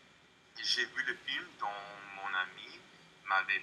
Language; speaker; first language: French; non-native, learner; English